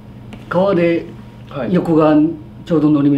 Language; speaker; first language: Japanese; native; Japanese